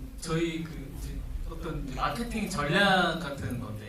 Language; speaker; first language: Korean; native; Korean